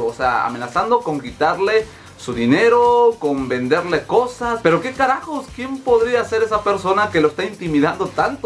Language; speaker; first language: Spanish; native; Spanish